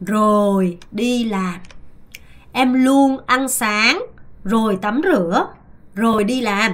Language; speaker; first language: Vietnamese; non-native, fluent; Korean